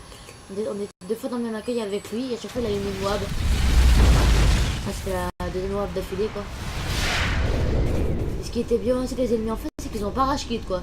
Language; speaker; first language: French; native; French